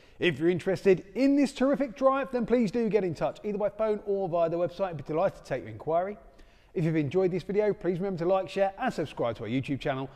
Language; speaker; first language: English; native; English